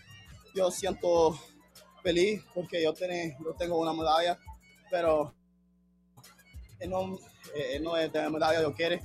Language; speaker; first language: Spanish; non-native, learner; English